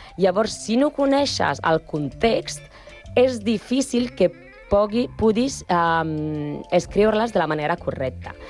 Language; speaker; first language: Catalan; non-native, learner; Spanish